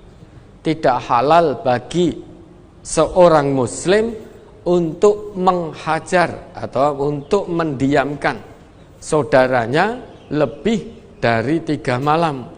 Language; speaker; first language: Indonesian; non-native, local second language; Javanese